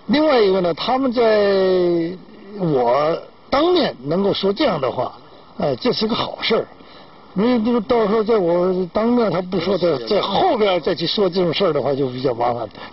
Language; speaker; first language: Chinese; non-native, fluent; Korean